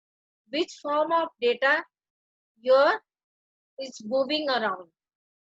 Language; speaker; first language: English; non-native, local second language; Hindi